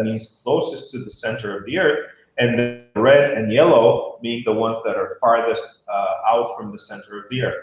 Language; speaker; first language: English; non-native, fluent; Bulgarian